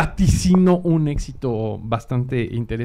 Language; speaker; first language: Spanish; native; Spanish